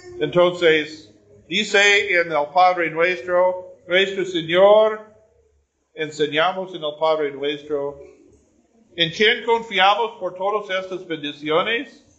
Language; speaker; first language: Spanish; non-native, learner; English